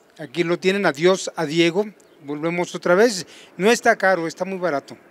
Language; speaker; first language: Spanish; native; Spanish